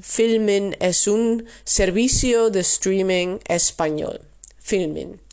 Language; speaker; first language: Spanish; non-native, fluent; Dutch